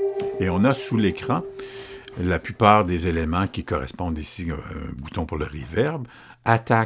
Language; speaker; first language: French; native; French